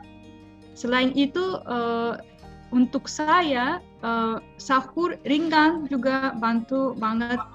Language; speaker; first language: Indonesian; non-native, fluent; Russian